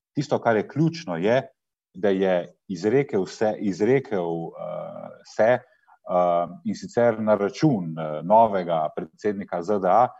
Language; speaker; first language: Slovenian; native; Slovenian